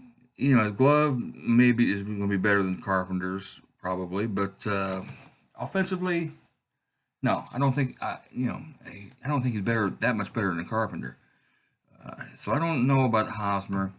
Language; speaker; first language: English; native; English